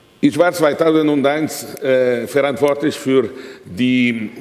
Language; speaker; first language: German; non-native, local second language; Italian